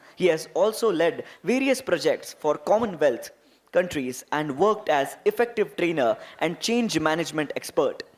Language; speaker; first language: English; non-native, local second language; Marathi